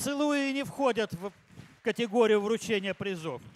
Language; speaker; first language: Russian; native; Russian